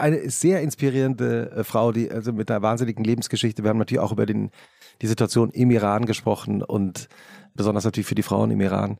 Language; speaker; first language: German; native; German